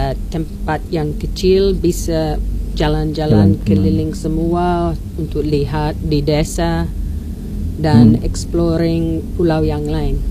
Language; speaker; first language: Indonesian; non-native, learner; English